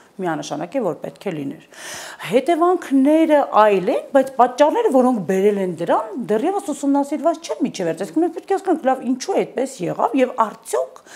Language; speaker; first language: Armenian; native; Armenian